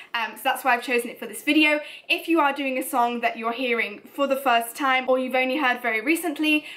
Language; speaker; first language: English; native; English